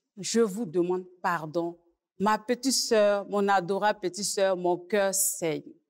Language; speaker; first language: French; native; French